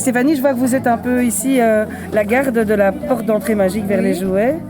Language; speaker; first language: French; native; French